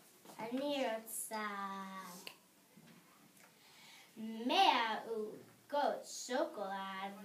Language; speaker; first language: Hebrew; non-native, learner; English